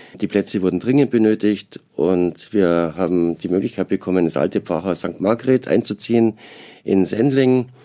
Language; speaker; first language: German; native; German